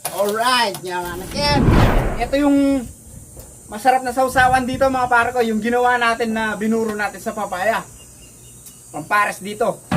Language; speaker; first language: Filipino; native; Filipino